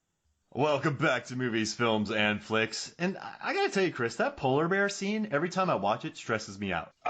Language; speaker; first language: English; native; English